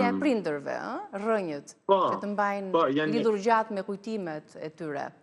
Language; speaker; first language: Albanian; native; Albanian